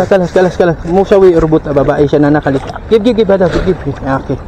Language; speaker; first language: Arabic; non-native, learner; Filipino